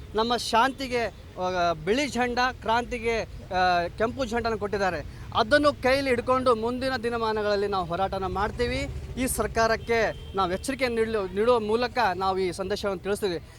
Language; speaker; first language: Kannada; non-native, local second language; Lambadi